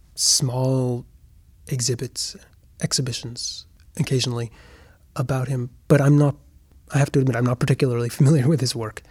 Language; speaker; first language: English; native; English